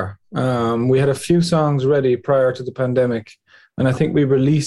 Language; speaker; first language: English; native; English